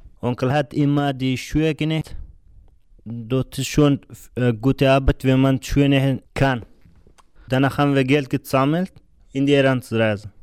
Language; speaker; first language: German; non-native, learner; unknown